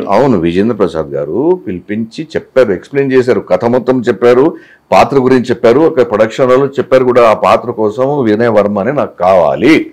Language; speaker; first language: Telugu; non-native, local second language; Hindi